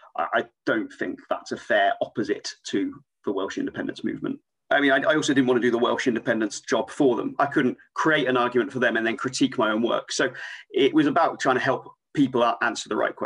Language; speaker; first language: English; native; English